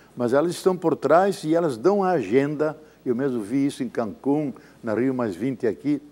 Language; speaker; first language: Portuguese; native; Portuguese